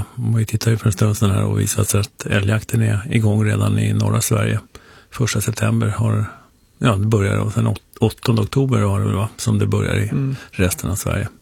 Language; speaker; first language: Swedish; native; Swedish